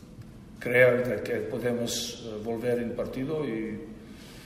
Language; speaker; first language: Spanish; non-native, learner; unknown